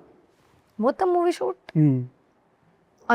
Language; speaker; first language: Telugu; non-native, learner; Hindi